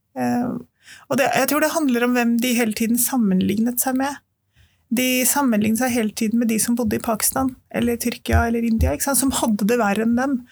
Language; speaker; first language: Norwegian; early bilingual, other home language; Urdu